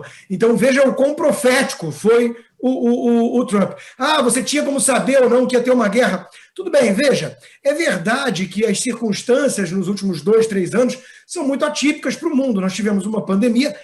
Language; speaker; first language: Portuguese; native; Portuguese